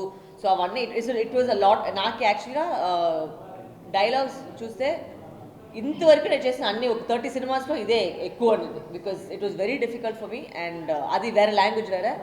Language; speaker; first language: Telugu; non-native, local second language; Tamil